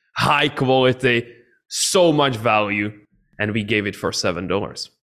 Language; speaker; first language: English; non-native, fluent; Czech